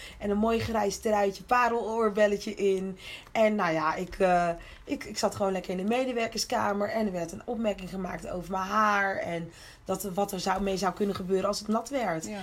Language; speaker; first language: Dutch; early bilingual, other home language; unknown